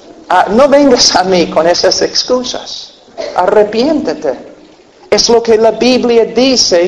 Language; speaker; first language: Spanish; non-native, fluent; English